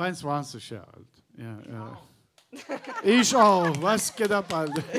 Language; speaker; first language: German; non-native, learner; Turkish